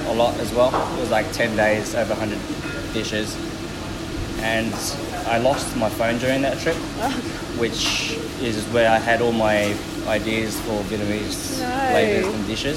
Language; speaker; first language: English; native; English